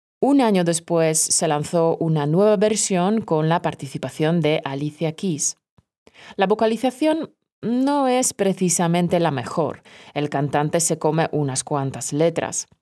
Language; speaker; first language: Spanish; non-native, fluent; Polish